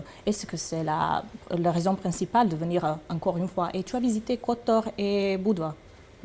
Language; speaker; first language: French; non-native, fluent; Serbian